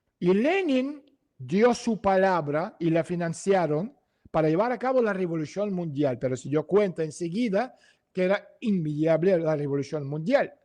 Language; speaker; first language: Spanish; non-native, fluent; Russian